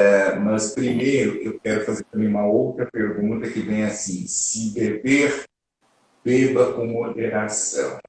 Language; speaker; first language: Portuguese; native; Portuguese